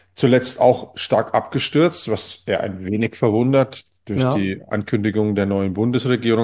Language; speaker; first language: German; native; German